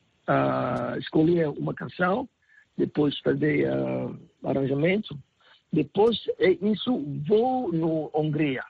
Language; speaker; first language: Portuguese; non-native, learner; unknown